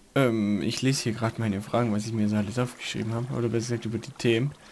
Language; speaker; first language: German; native; German